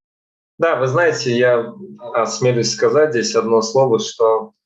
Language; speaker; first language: Russian; native; Russian